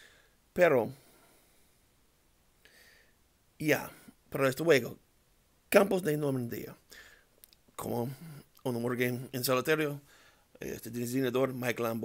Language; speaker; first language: Spanish; non-native, learner; English